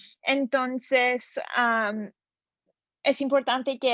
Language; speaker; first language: Spanish; non-native, learner; English